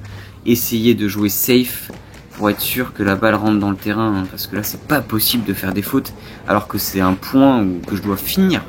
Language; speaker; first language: French; native; French